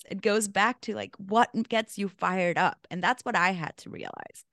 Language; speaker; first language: English; non-native, fluent; Spanish